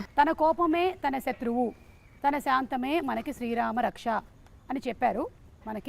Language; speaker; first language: Telugu; native; Telugu